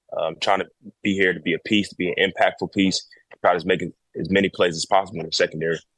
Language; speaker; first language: English; native; English